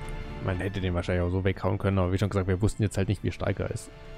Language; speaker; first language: German; native; German